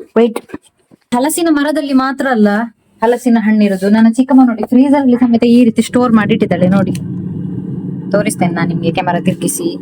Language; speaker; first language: Kannada; non-native, local second language; Tulu